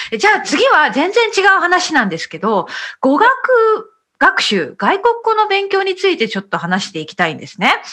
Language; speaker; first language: Japanese; native; Japanese